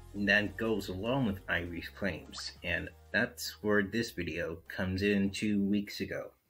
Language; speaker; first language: English; native; English